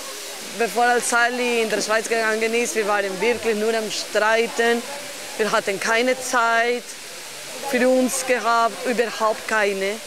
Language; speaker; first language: German; non-native, fluent; Spanish